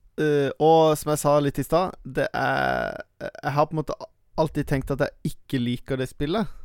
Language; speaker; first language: Norwegian; native; Norwegian